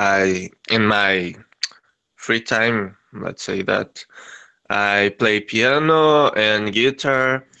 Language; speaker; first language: English; non-native, learner; Portuguese